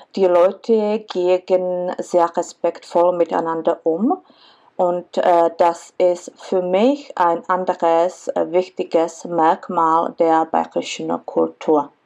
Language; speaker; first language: German; non-native, fluent; Czech